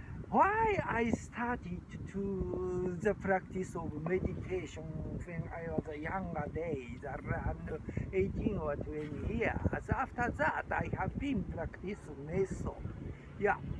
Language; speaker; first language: English; non-native, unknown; Japanese